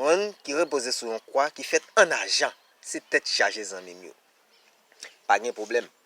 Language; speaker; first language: French; non-native, learner; Haitian Creole